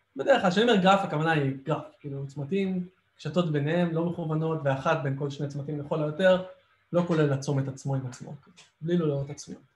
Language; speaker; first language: Hebrew; native; Hebrew